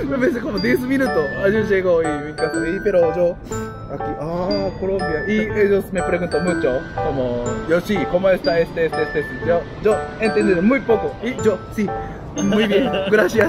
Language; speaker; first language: Spanish; non-native, learner; Japanese